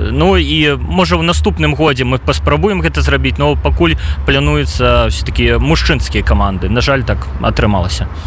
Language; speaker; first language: Belarusian; non-native, local second language; Russian